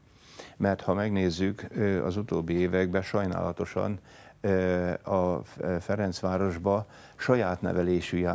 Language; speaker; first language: Hungarian; native; Hungarian